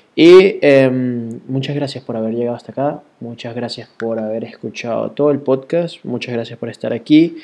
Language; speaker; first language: Spanish; native; Spanish